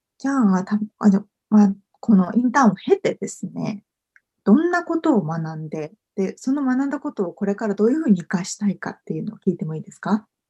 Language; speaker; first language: Japanese; native; Japanese